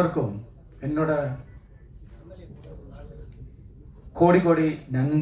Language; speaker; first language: Tamil; non-native, learner; Malayalam